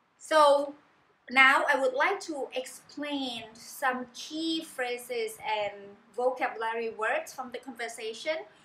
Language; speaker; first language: English; non-native, fluent; Thai